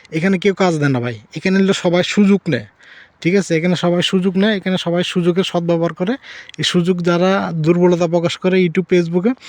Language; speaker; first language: Bangla; native; Bangla